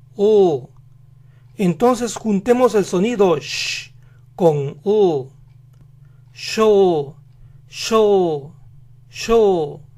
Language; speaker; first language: Spanish; native; Spanish